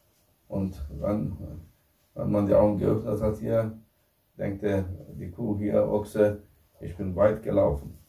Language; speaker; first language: German; non-native, fluent; Turkish